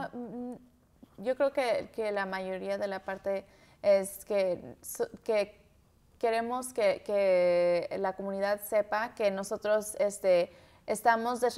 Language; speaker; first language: Spanish; early bilingual, heritage; Spanish